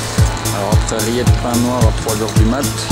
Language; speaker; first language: French; native; French